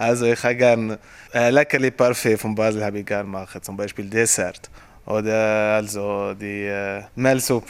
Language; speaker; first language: German; non-native, learner; Arabic